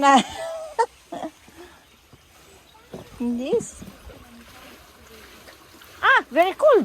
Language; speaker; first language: English; non-native, learner; Filipino